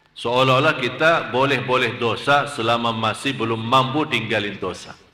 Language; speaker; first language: Malay; non-native, fluent; Arabic